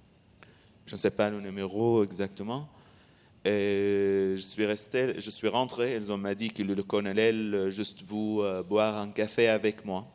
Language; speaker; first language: French; non-native, learner; Arabic